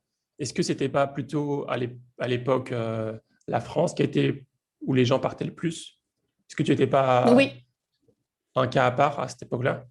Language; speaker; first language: French; native; French